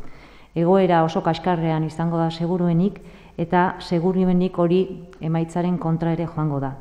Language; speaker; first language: Basque; native; Basque